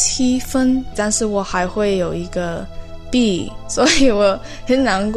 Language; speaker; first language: Chinese; early bilingual, heritage; Chinese